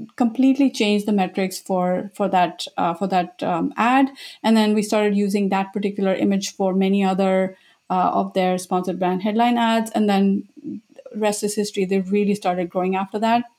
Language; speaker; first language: English; non-native, local second language; Hindi